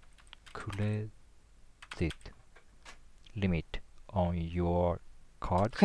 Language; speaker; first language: Japanese; native; Japanese